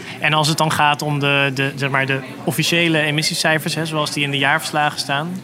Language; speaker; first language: Dutch; native; Dutch